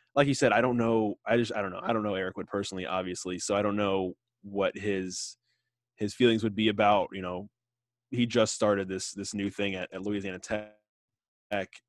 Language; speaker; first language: English; native; English